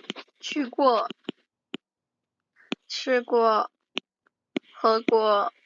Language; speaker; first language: Chinese; non-native, fluent; Indonesian